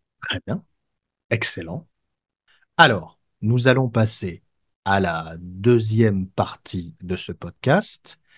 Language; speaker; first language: French; native; French